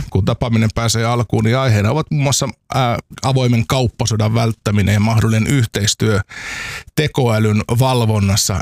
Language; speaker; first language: Finnish; native; Finnish